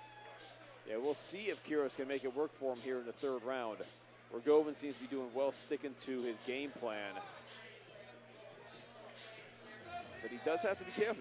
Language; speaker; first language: English; native; English